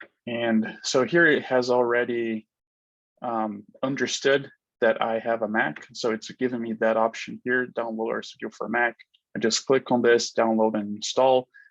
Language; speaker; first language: English; non-native, fluent; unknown